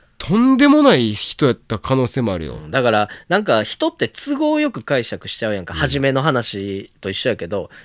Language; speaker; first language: Japanese; native; Japanese